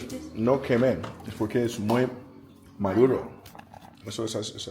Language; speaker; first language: Spanish; non-native, learner; English